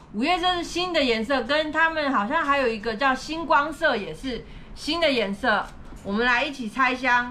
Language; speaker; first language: Chinese; native; Chinese